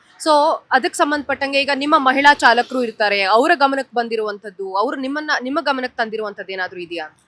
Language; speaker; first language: Kannada; native; Kannada